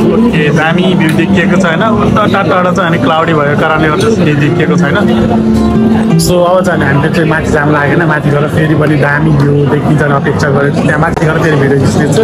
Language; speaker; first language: Nepali; native; Nepali